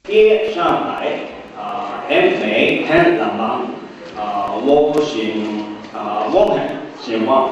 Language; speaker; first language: Chinese; non-native, learner; Japanese